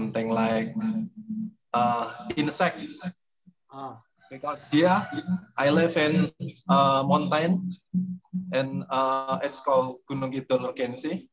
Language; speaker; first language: English; non-native, learner; Indonesian